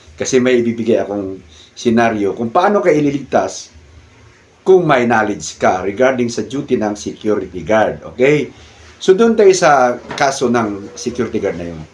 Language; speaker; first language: Filipino; non-native, local second language; Cebuano